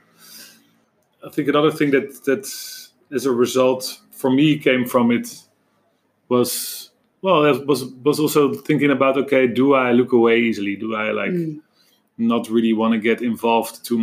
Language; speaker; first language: English; non-native, fluent; Dutch